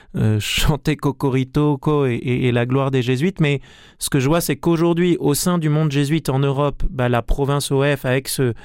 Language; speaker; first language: French; native; French